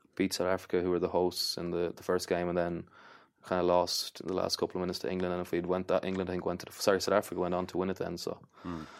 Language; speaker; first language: English; native; English